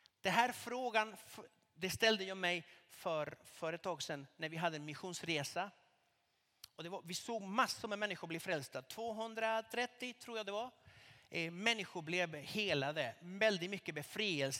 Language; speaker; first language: Swedish; non-native, fluent; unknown